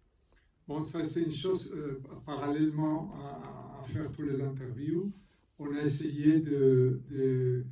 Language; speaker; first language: French; non-native, fluent; Spanish